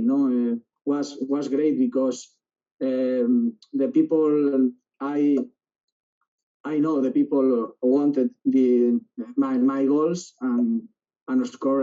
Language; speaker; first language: English; non-native, learner; Spanish